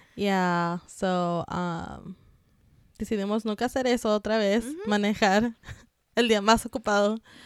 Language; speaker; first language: Spanish; early bilingual, heritage; Spanish